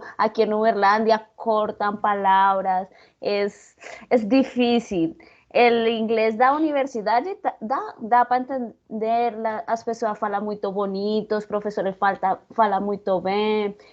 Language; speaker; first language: Portuguese; non-native, learner; Spanish